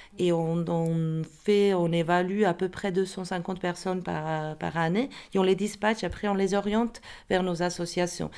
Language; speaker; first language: French; non-native, fluent; Croatian